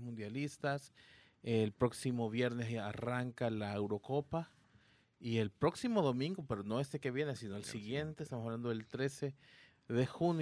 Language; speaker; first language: Spanish; native; Spanish